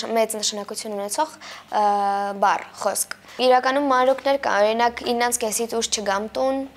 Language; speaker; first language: Armenian; early bilingual, heritage; Armenian